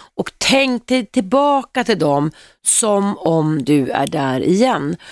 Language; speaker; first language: Swedish; native; Swedish